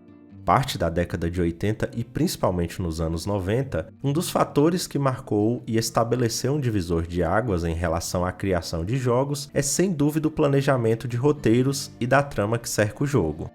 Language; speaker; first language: Portuguese; native; Portuguese